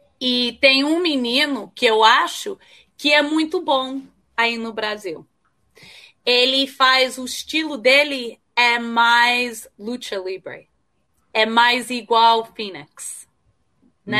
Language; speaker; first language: Portuguese; early bilingual, heritage; Portuguese